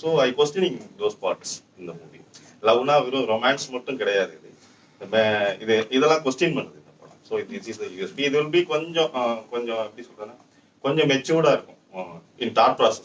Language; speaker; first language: Tamil; native; Tamil